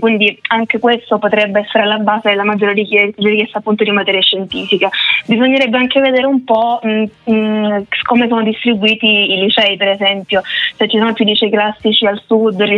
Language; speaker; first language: Italian; native; Italian